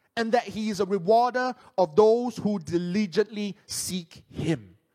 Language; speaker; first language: English; non-native, local second language; Min Nan Chinese